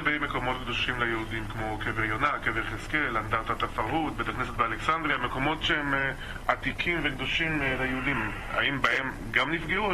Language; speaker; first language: Hebrew; native; Hebrew